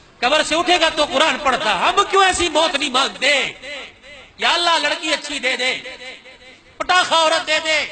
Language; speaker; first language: Urdu; non-native, local second language; Punjabi